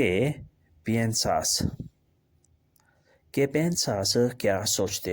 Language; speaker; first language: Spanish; non-native, learner; Urdu